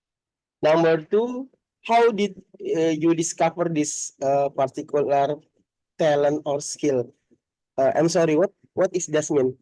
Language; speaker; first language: English; non-native, learner; Indonesian